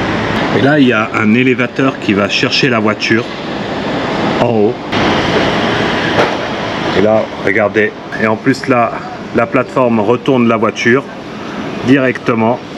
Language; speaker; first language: French; native; French